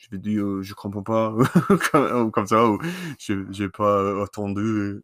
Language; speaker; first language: French; non-native, learner; English